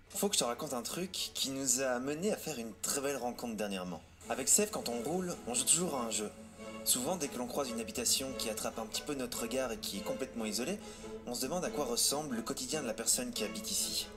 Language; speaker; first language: French; native; French